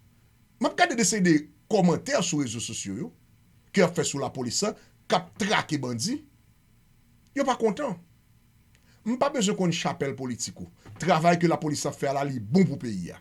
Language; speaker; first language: Haitian Creole; native; Haitian Creole